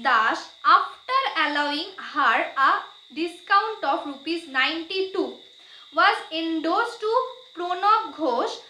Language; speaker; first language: English; non-native, local second language; Bangla